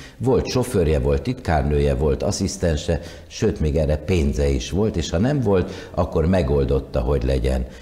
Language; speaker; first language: Hungarian; native; Hungarian